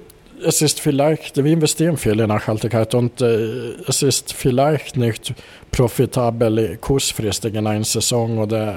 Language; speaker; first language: German; non-native, fluent; Swedish